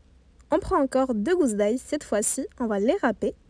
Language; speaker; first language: French; native; French